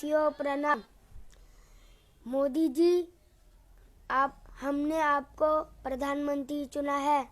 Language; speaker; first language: Hindi; non-native, local second language; Kok Borok